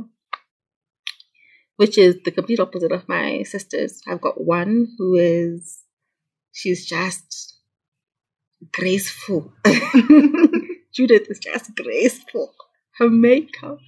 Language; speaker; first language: English; non-native, local second language; Shona